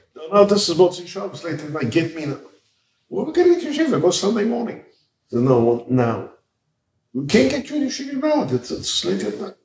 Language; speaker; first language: English; early bilingual, other home language; Hebrew